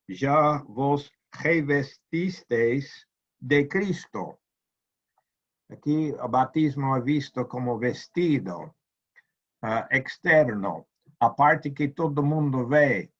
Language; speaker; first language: Spanish; non-native, learner; Portuguese